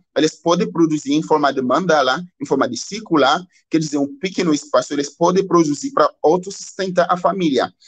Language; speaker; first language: Portuguese; non-native, learner; Haitian Creole